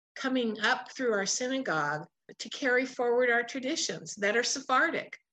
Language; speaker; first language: English; native; English